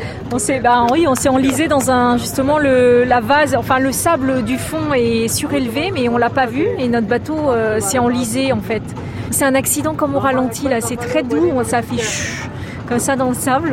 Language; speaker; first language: French; native; French